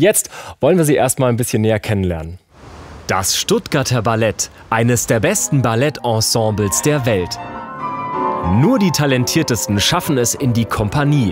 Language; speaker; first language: German; native; German